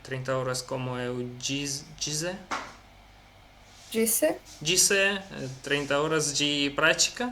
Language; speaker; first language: Portuguese; non-native, learner; Russian